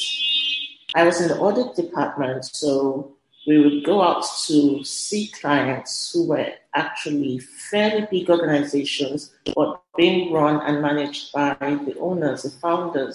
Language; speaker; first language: English; non-native, local second language; Yoruba